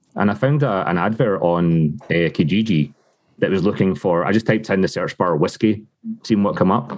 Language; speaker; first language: English; native; English